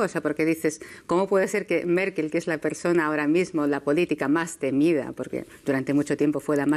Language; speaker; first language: Spanish; native; Spanish